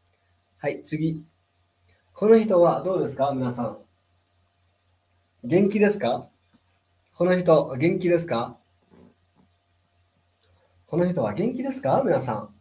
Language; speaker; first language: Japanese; non-native, fluent; Nepali